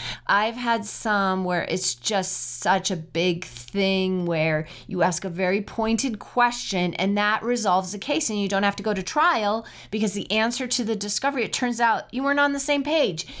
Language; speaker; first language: English; native; English